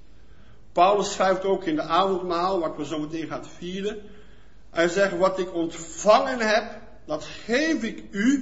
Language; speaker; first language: Dutch; non-native, fluent; Portuguese